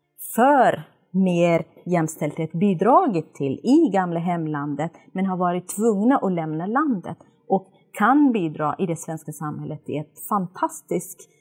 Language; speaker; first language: Swedish; non-native, fluent; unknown